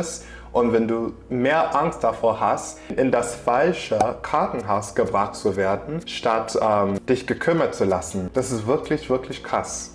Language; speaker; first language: German; non-native, fluent; English